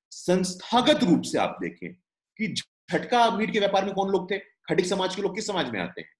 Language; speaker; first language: Hindi; native; Hindi